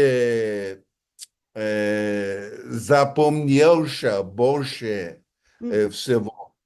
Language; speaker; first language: Russian; non-native, learner; English